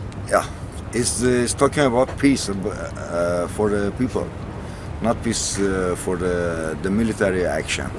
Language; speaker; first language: English; non-native, learner; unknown